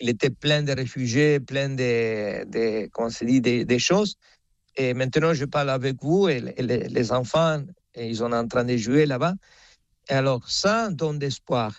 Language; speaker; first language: French; non-native, fluent; Spanish